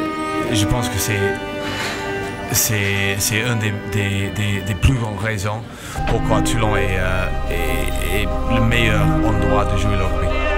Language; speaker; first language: French; non-native, fluent; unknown